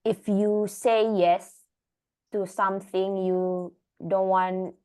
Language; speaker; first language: English; non-native, learner; Indonesian